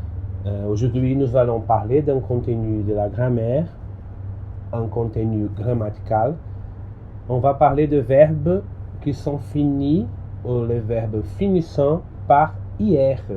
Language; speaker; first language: French; non-native, learner; Portuguese